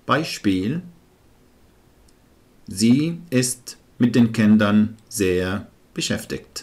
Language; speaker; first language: German; non-native, fluent; Arabic